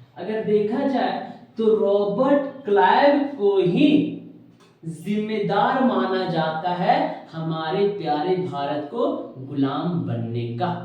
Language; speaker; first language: Hindi; native; Hindi